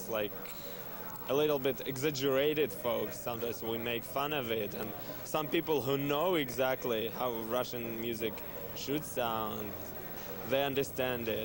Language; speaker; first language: English; non-native, learner; Russian